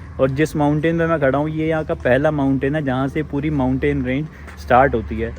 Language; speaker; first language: Hindi; native; Hindi